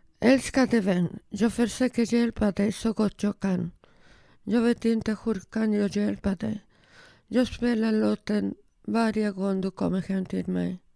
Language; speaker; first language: Swedish; non-native, learner; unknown